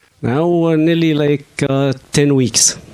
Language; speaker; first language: English; non-native, learner; Arabic